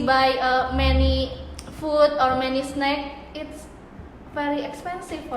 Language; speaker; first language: English; non-native, learner; Indonesian